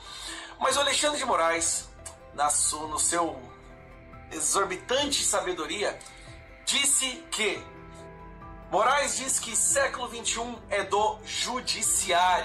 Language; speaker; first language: Portuguese; native; Portuguese